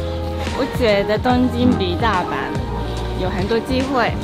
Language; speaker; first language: Chinese; non-native, fluent; Japanese